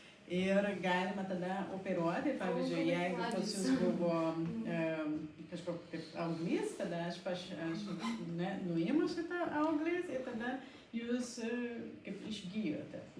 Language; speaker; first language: Lithuanian; non-native, learner; Portuguese